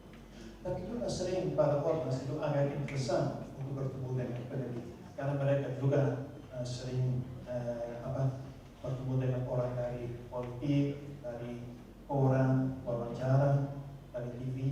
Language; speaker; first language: Indonesian; non-native, fluent; Dutch